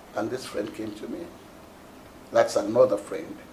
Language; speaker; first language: English; non-native, local second language; Yoruba